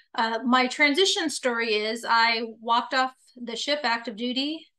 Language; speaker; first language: English; native; English